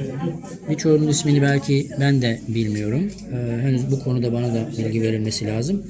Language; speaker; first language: Turkish; native; Turkish